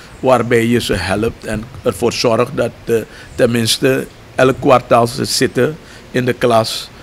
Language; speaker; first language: Dutch; native; Dutch